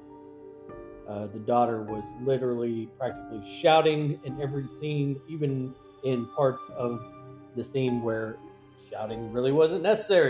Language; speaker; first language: English; native; English